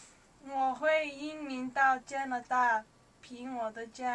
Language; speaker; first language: Chinese; non-native, learner; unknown